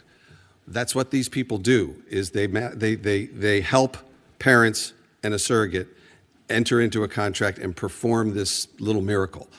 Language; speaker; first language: English; native; English